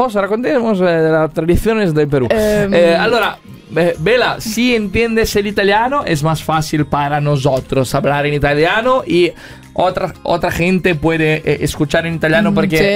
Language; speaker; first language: Spanish; non-native, learner; Italian